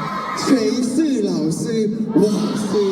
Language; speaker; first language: Chinese; non-native, learner; Thai